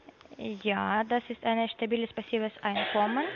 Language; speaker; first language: German; non-native, learner; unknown